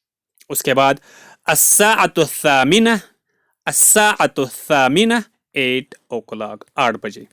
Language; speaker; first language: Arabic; non-native, fluent; Urdu